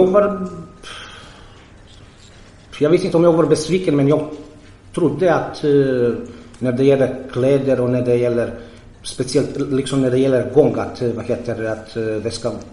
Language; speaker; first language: Swedish; non-native, fluent; Croatian